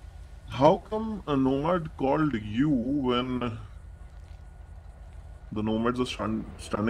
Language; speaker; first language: English; non-native, local second language; Hindi